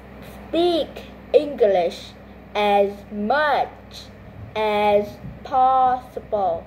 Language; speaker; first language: English; non-native, learner; Vietnamese